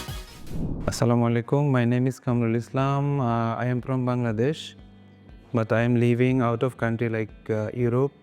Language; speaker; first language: English; non-native, local second language; Bangla